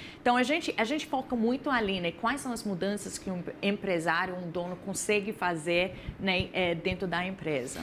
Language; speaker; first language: Portuguese; non-native, fluent; English